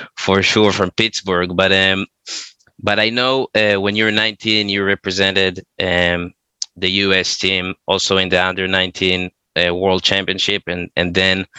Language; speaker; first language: English; non-native, fluent; Hebrew